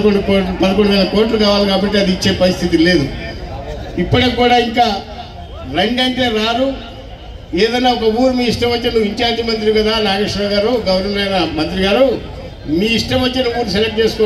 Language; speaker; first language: Telugu; native; Telugu